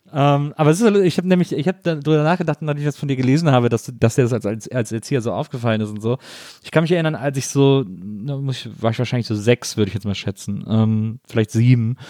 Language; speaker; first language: German; native; German